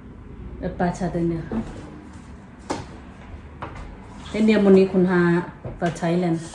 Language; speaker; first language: Danish; non-native, learner; Thai